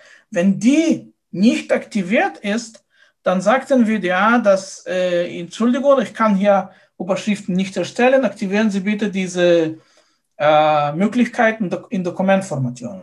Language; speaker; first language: German; non-native, fluent; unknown